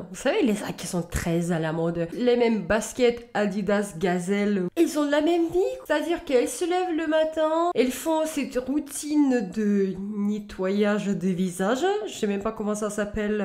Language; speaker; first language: French; native; French